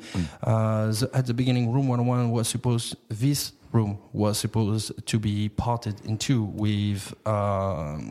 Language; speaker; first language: English; non-native, fluent; French